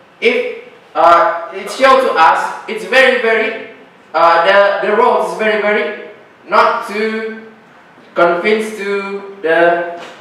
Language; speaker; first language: English; non-native, learner; Indonesian